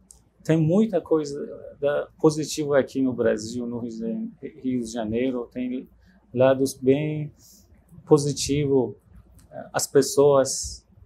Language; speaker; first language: Portuguese; non-native, learner; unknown